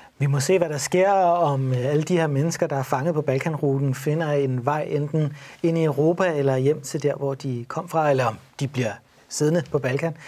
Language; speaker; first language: Danish; native; Danish